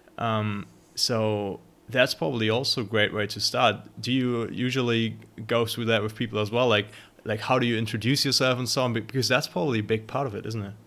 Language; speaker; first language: English; non-native, fluent; German